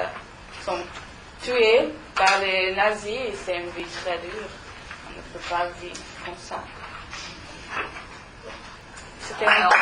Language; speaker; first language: French; non-native, learner; German